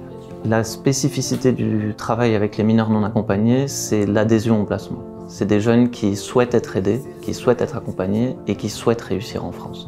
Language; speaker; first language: French; native; French